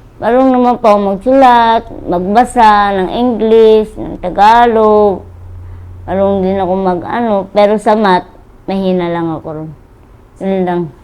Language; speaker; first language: Filipino; native; Filipino